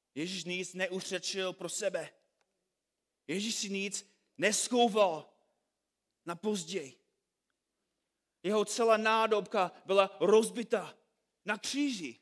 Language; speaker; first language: Czech; non-native, fluent; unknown